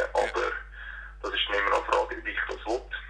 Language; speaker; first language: German; native; German